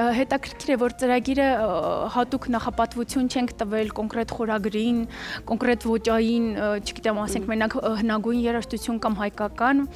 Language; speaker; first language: Armenian; native; Armenian